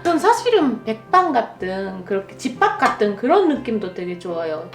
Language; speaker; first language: Korean; non-native, fluent; Japanese